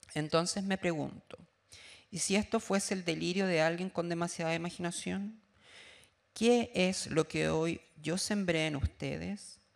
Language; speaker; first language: Spanish; native; Spanish